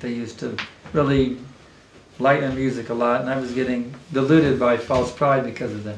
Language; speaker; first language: English; native; English